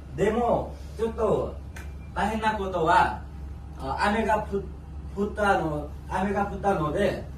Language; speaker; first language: Japanese; non-native, learner; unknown